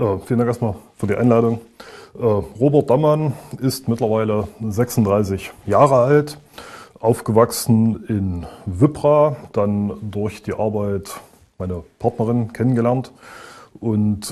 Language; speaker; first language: German; native; German